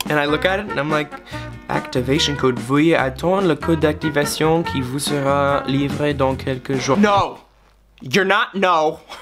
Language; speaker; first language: French; non-native, fluent; English